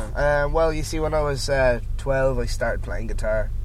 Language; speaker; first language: English; native; English